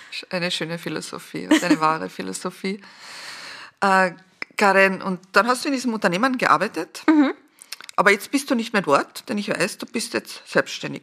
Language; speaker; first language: German; native; German